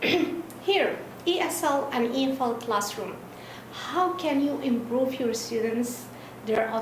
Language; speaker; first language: English; non-native, fluent; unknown